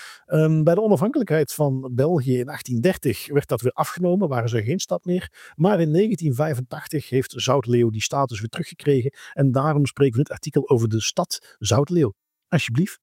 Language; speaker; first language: Dutch; native; Dutch